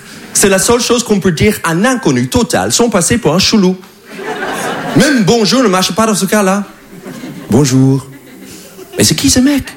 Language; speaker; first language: French; non-native, fluent; English